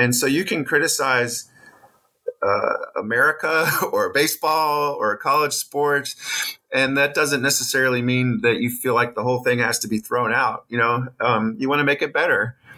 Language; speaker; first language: English; native; English